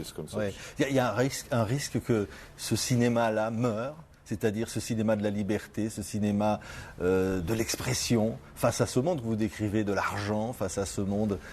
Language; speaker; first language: French; native; French